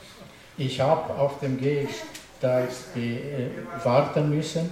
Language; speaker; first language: German; non-native, learner; Romanian